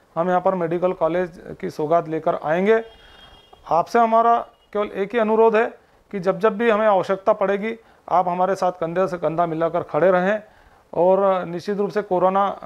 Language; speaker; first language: Hindi; native; Hindi